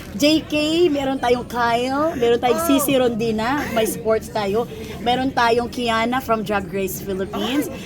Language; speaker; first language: Filipino; non-native, local second language; Cebuano